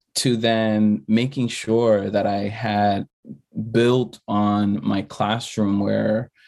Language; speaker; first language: English; early bilingual, other home language; Spanish